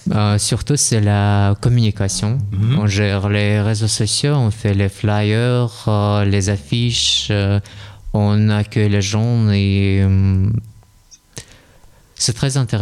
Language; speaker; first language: French; non-native, learner; Russian